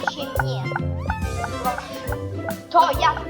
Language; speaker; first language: Polish; non-native, learner; Ukrainian